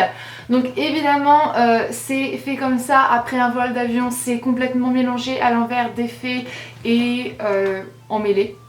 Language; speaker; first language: French; native; French